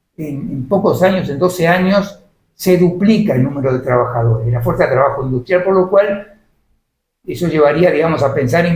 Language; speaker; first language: Spanish; native; Spanish